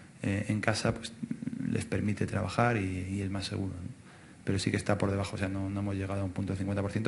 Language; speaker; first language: Spanish; native; Spanish